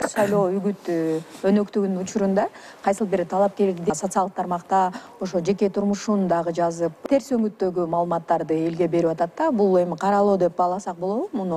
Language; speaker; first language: Kyrgyz; native; Kyrgyz